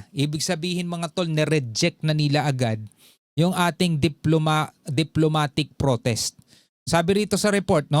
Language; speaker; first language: Filipino; native; Filipino